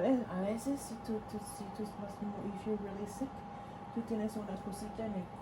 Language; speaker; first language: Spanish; early bilingual, heritage; Spanish